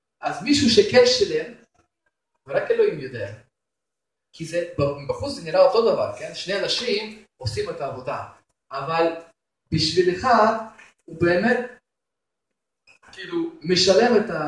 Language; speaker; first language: Hebrew; non-native, fluent; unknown